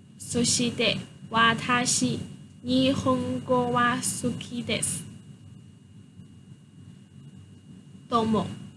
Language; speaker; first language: Japanese; non-native, learner; Chinese